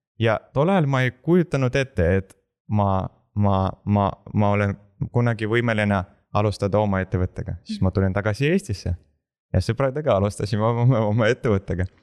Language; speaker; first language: Estonian; non-native, local second language; Russian